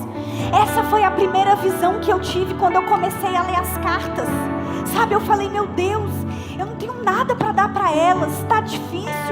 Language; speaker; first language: Portuguese; native; Portuguese